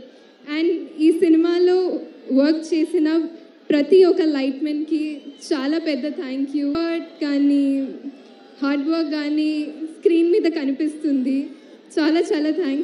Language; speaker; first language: Telugu; non-native, fluent; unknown